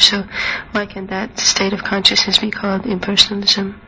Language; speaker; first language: English; non-native, fluent; Hungarian